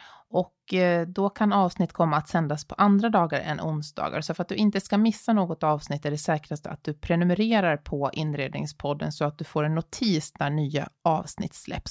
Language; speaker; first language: Swedish; native; Swedish